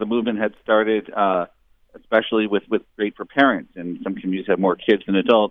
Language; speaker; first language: English; native; English